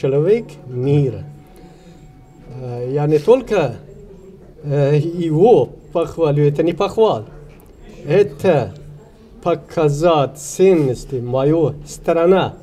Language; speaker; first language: Russian; non-native, learner; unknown